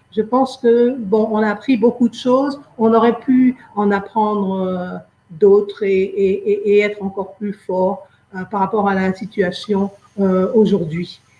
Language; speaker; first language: French; native; French